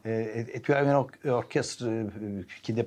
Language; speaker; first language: French; non-native, learner; Turkish